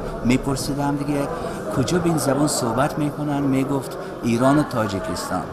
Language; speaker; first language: Persian; non-native, fluent; Russian